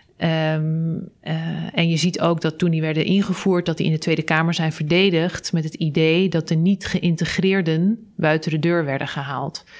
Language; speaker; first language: Dutch; native; Dutch